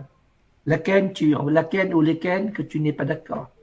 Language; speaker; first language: French; non-native, fluent; Vietnamese